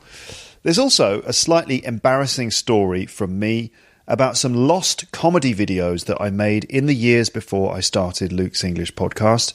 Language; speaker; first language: English; native; English